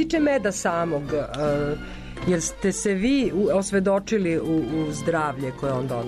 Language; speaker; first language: Serbian; native; Serbian